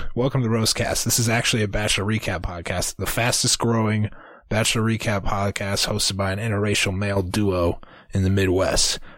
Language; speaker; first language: English; native; English